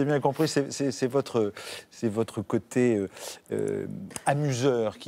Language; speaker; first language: French; native; French